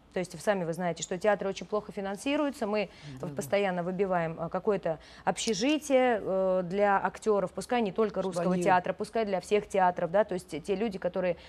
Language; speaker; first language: Russian; native; Russian